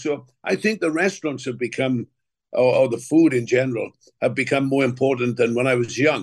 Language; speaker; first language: English; native; English